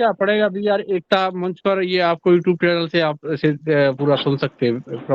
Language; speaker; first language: Hindi; native; Hindi